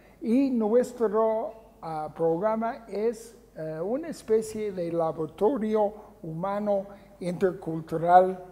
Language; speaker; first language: Spanish; non-native, fluent; English